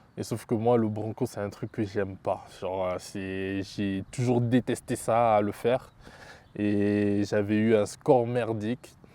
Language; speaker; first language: French; early bilingual, other home language; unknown